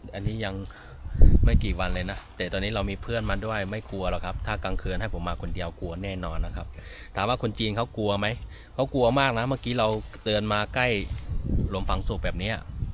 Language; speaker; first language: Thai; non-native, fluent; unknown